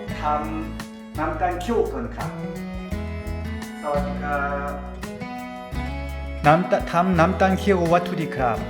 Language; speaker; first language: Thai; non-native, learner; Korean